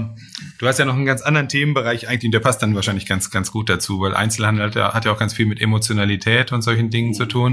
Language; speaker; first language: German; native; German